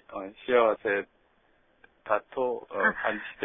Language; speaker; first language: Japanese; non-native, learner; Korean